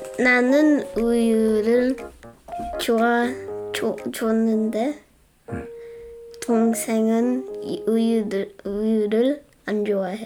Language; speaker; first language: Korean; early bilingual, heritage; English